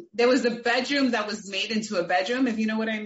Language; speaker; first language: English; native; English